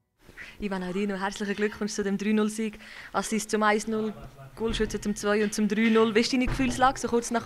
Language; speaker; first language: German; native; German